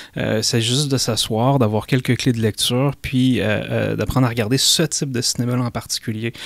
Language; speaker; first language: French; native; French